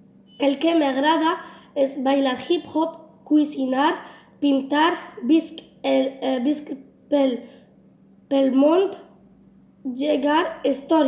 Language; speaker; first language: Catalan; non-native, learner; Arabic